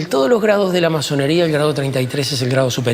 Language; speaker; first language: Spanish; native; Spanish